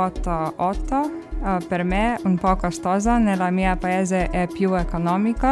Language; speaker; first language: Italian; non-native, learner; Lithuanian